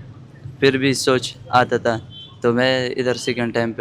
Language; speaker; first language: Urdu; non-native, local second language; Pashto